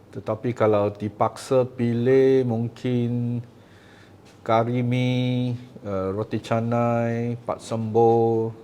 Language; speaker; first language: Malay; non-native, local second language; Cantonese